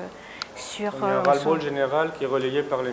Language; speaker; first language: French; native; French